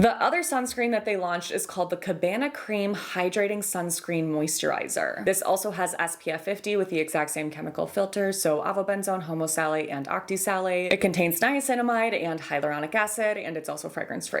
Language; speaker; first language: English; native; English